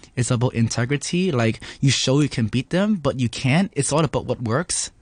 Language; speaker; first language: English; non-native, local second language; Cantonese